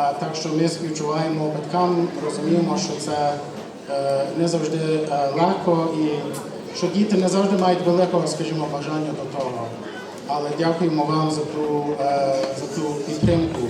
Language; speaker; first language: Ukrainian; early bilingual, heritage; Ukrainian